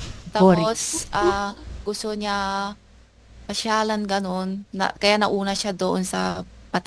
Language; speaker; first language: Filipino; non-native, learner; Chinese